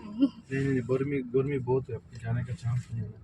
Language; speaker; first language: Hindi; non-native, learner; Bangla